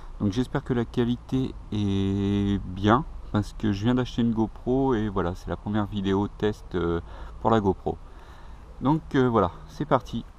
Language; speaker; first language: French; native; French